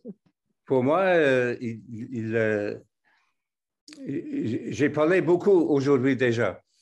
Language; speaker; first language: French; non-native, fluent; English